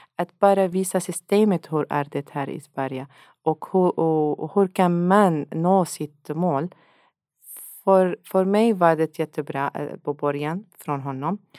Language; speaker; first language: Swedish; non-native, learner; Arabic